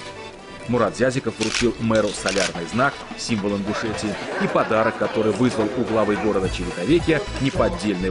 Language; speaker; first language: Russian; native; Russian